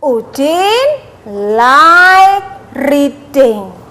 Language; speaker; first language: English; non-native, learner; Indonesian